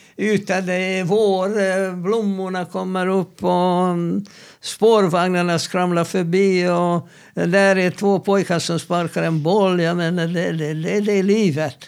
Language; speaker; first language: Swedish; non-native, fluent; Hungarian